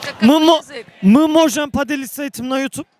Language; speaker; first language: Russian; non-native, learner; Turkish